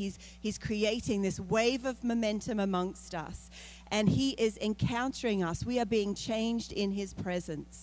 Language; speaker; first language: English; native; English